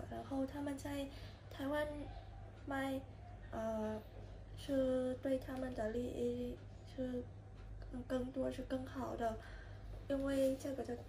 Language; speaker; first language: Chinese; non-native, learner; Vietnamese